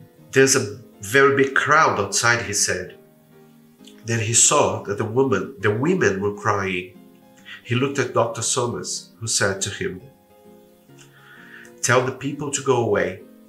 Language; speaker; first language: English; non-native, fluent; Portuguese